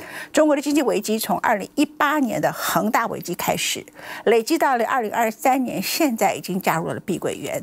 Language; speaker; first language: Chinese; native; Chinese